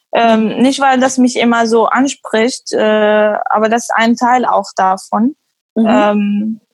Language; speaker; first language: German; non-native, fluent; Arabic